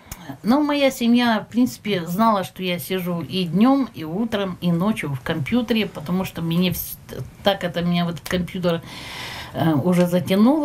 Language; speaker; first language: Russian; native; Russian